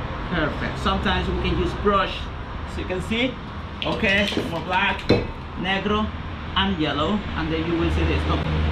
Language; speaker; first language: English; non-native, fluent; Spanish